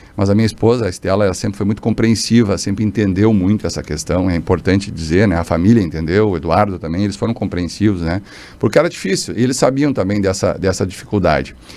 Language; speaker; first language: Portuguese; native; Portuguese